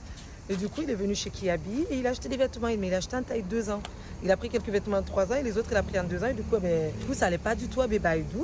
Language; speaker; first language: French; native; French